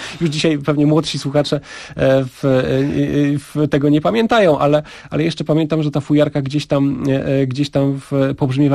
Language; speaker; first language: Polish; native; Polish